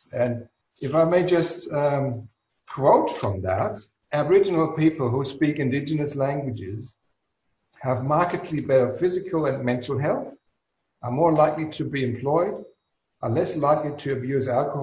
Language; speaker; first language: English; non-native, fluent; German